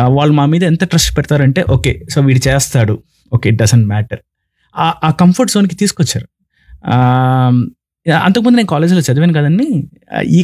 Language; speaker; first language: Telugu; non-native, local second language; Tamil